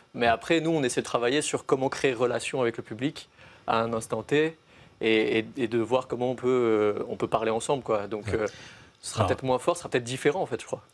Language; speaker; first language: French; native; French